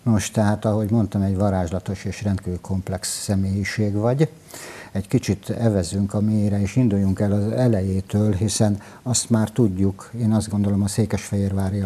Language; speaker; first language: Hungarian; native; Hungarian